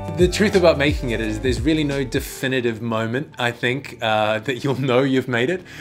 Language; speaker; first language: English; native; English